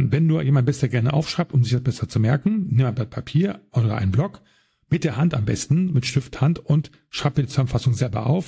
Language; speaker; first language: German; native; German